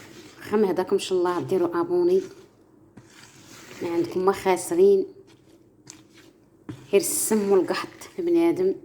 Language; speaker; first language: Arabic; native; Arabic